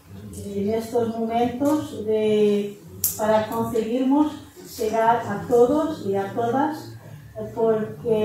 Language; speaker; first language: Spanish; non-native, learner; Portuguese